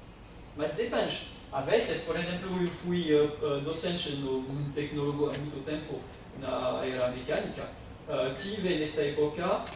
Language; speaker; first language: Portuguese; non-native, fluent; French